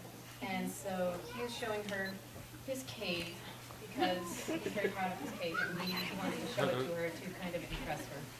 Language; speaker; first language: English; native; English